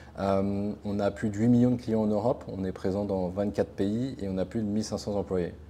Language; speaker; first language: French; native; French